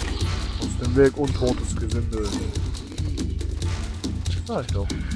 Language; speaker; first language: German; native; German